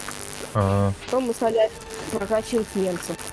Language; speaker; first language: Russian; native; Russian